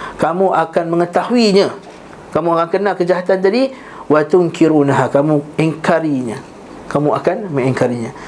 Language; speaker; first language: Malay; native; Malay